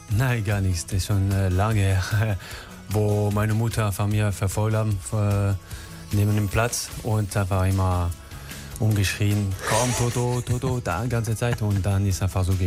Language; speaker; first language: German; non-native, learner; French